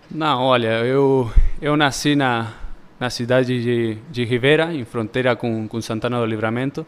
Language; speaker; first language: Portuguese; early bilingual, heritage; Spanish